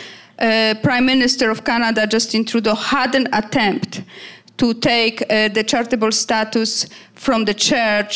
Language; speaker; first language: English; non-native, fluent; Polish